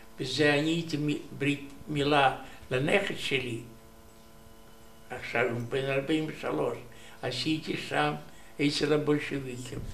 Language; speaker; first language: Hebrew; non-native, learner; Romanian